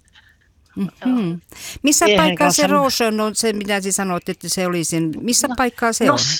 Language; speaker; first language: Finnish; early bilingual, heritage; Swedish